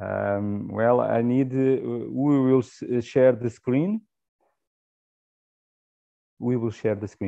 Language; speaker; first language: English; non-native, fluent; Portuguese